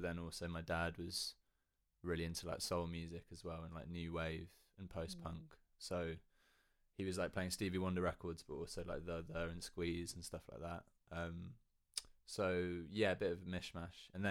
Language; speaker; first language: English; native; English